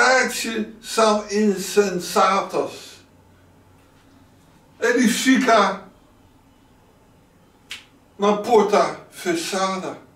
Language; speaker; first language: Portuguese; non-native, learner; Dutch